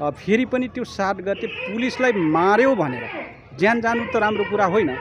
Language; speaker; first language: Nepali; non-native, local second language; Dangaura Tharu